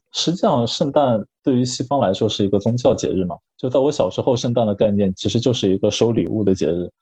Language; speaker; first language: Chinese; native; Chinese